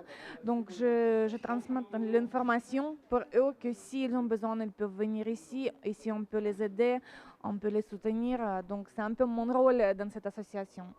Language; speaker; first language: French; non-native, fluent; Ukrainian